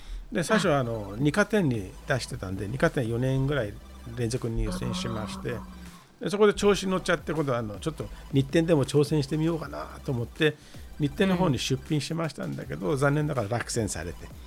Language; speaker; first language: Japanese; non-native, fluent; Persian